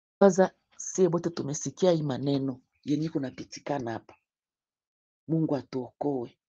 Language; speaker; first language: Swahili; native; Swahili